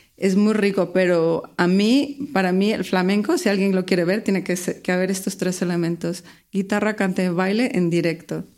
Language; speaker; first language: Spanish; native; Spanish